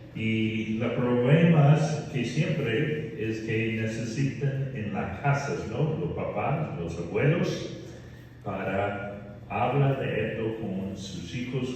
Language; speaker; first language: Spanish; non-native, fluent; English